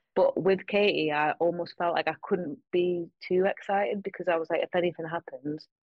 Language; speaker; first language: English; native; English